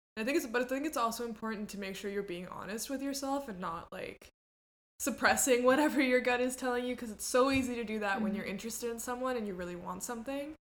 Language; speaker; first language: English; early bilingual, other home language; Spanish